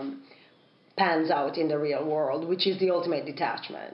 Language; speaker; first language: English; non-native, fluent; Italian